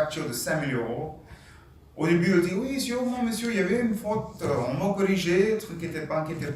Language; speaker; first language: French; non-native, learner; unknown